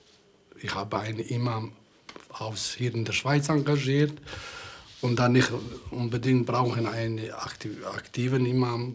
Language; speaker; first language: German; non-native, learner; Bosnian